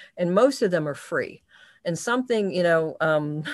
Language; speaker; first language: English; native; English